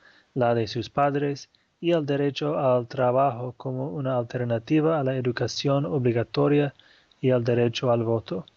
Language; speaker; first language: Spanish; non-native, fluent; Portuguese